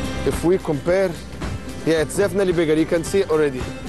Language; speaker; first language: English; non-native, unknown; Arabic